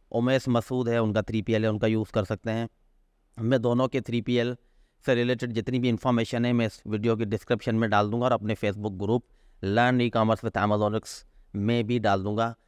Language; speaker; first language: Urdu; non-native, local second language; Sindhi